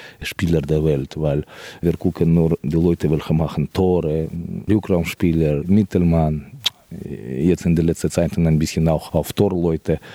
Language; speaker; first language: German; non-native, fluent; Russian